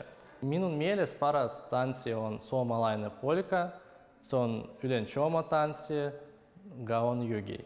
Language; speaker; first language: Finnish; non-native, learner; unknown